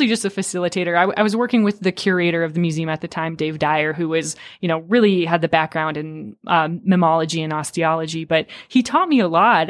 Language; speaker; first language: English; native; English